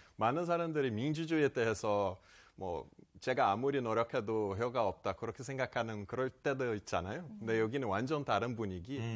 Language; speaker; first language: Korean; non-native, fluent; Portuguese